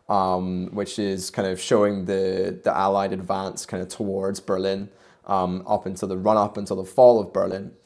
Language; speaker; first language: English; native; English